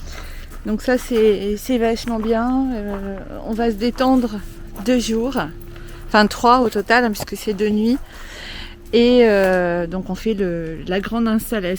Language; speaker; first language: French; native; French